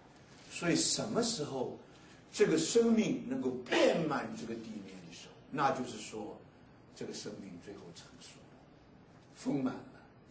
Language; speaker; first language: Chinese; native; Chinese